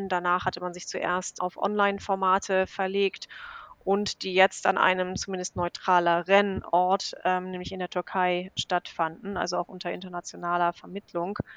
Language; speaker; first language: German; native; German